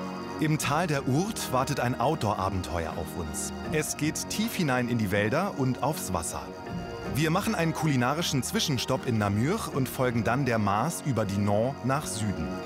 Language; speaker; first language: German; native; German